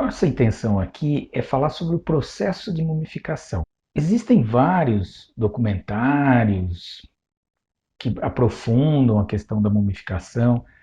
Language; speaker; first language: Portuguese; native; Portuguese